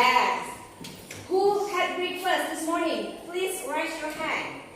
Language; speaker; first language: English; non-native, learner; Indonesian